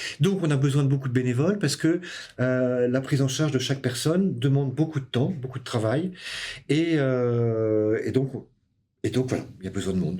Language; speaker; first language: French; native; French